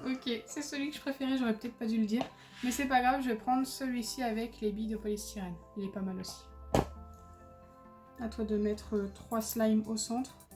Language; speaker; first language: French; native; French